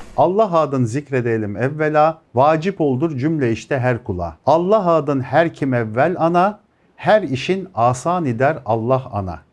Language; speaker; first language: Turkish; native; Turkish